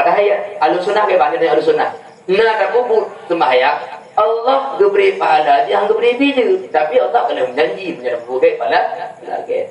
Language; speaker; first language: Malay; non-native, local second language; Achinese